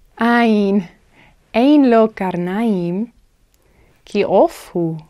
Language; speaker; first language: Hebrew; non-native, fluent; English